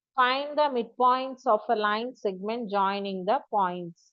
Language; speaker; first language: English; non-native, local second language; Tamil